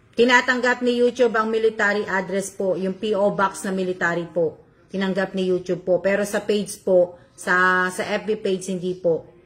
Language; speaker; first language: Filipino; native; Filipino